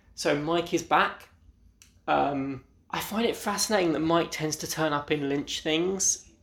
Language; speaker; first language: English; native; English